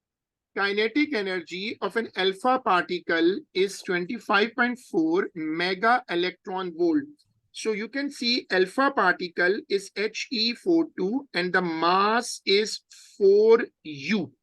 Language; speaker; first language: English; non-native, local second language; Urdu